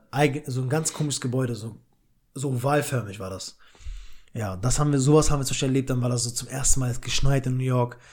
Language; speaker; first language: German; early bilingual, other home language; Albanian